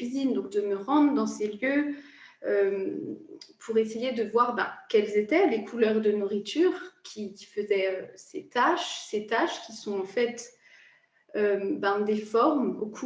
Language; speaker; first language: French; native; French